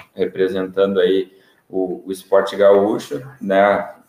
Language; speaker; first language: Portuguese; native; Portuguese